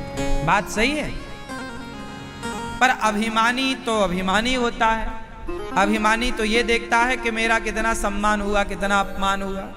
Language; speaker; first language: Hindi; native; Hindi